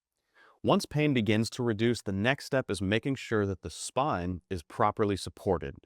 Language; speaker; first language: English; native; English